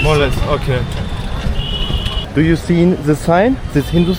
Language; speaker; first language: English; non-native, learner; Turkish